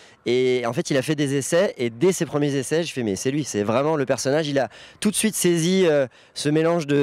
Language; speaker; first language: French; native; French